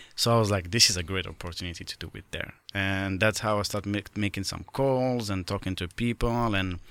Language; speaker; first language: English; non-native, fluent; Arabic